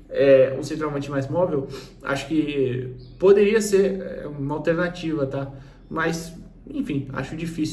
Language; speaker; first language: Portuguese; native; Portuguese